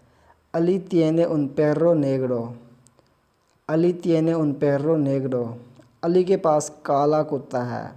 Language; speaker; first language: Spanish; non-native, fluent; Urdu